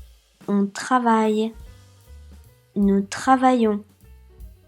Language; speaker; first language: French; non-native, fluent; Japanese